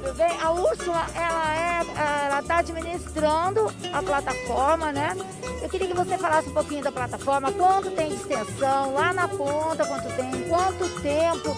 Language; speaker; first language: Portuguese; native; Portuguese